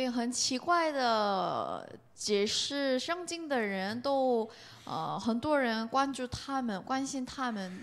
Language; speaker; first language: Chinese; non-native, learner; Korean